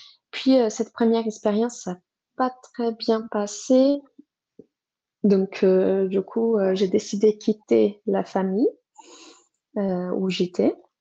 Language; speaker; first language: French; non-native, fluent; Portuguese